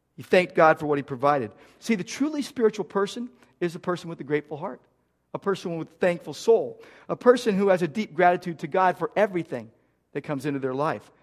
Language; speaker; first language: English; native; English